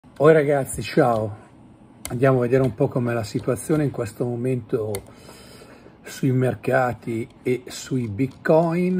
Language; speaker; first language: Italian; native; Italian